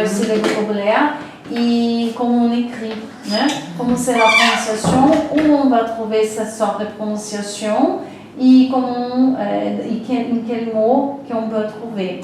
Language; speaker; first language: French; non-native, fluent; Portuguese